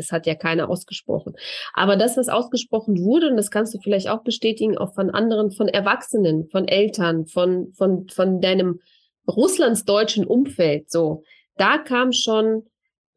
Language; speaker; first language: German; early bilingual, other home language; Russian